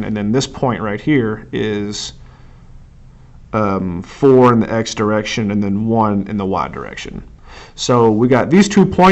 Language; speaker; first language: English; native; English